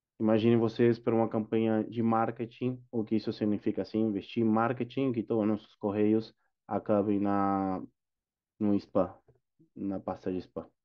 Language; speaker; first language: Portuguese; non-native, fluent; Spanish